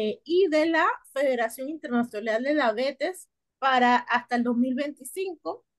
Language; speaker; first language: Spanish; native; Spanish